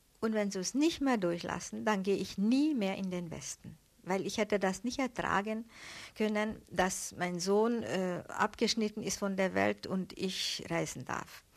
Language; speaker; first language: German; non-native, fluent; Hungarian